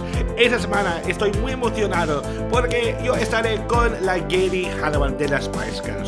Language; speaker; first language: Spanish; non-native, learner; English